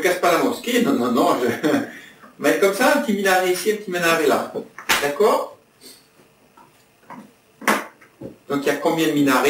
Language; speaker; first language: French; native; French